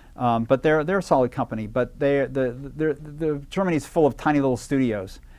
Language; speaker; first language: English; native; English